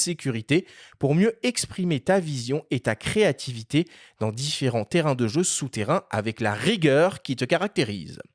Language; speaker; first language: French; native; French